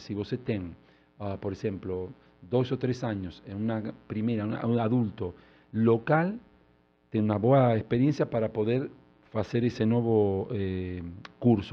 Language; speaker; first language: Portuguese; non-native, learner; Spanish